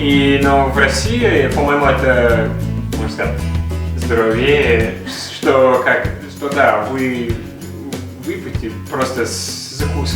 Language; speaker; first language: Russian; non-native, learner; English